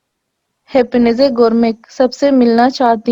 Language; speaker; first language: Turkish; non-native, learner; Urdu